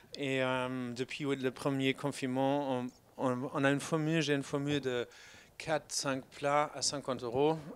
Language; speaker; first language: French; non-native, fluent; German